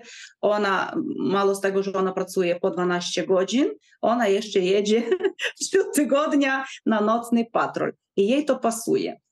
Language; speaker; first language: Polish; non-native, fluent; Ukrainian